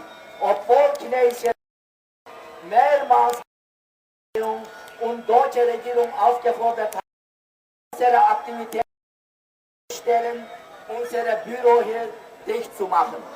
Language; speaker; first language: German; non-native, fluent; Uyghur